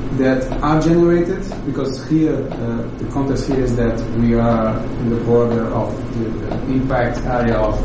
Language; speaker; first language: English; non-native, fluent; Portuguese